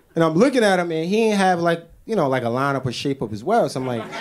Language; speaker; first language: English; native; English